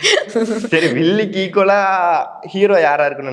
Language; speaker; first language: Tamil; native; Tamil